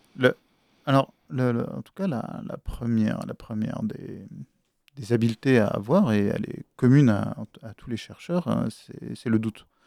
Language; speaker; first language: French; native; French